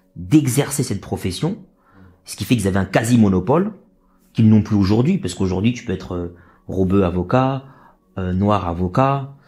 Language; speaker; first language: French; native; French